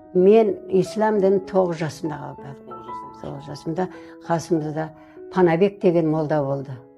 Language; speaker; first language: Kazakh; early bilingual, other home language; Russian